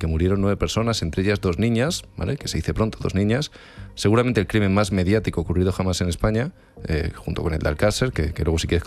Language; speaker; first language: Spanish; native; Spanish